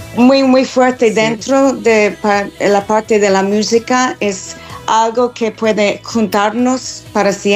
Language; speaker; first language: Spanish; non-native, fluent; English